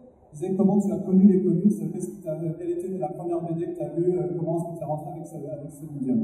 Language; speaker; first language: French; native; French